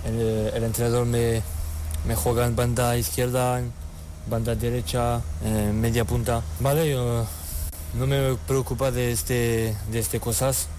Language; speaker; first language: Spanish; non-native, learner; French